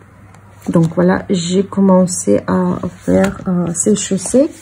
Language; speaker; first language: French; non-native, fluent; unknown